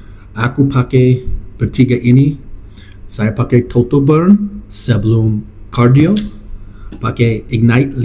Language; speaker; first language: Indonesian; non-native, fluent; English